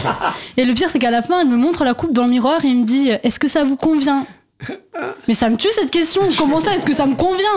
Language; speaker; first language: French; native; French